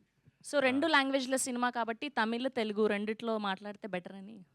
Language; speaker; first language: Telugu; native; Telugu